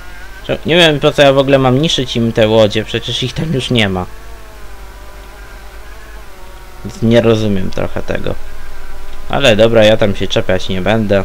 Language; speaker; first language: Polish; native; Polish